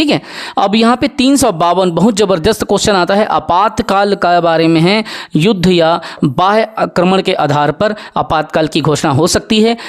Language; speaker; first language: Hindi; native; Hindi